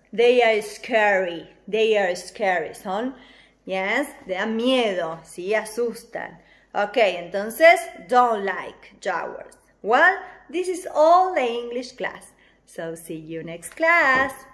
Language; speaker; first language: English; non-native, fluent; Spanish